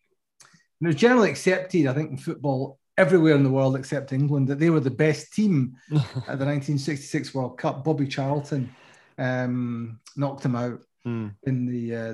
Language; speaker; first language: English; native; English